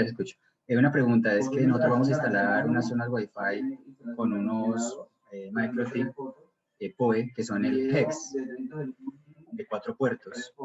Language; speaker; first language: Spanish; native; Spanish